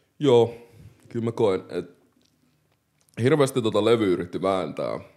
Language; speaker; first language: Finnish; early bilingual, other home language; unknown